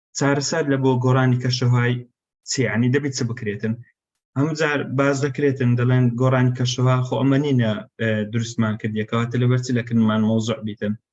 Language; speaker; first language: Central Kurdish; non-native, local second language; Kurdish